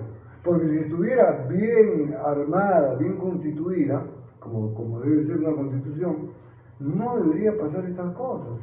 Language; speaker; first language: Spanish; native; Spanish